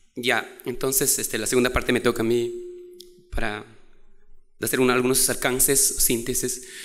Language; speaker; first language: Spanish; non-native, local second language; Quechua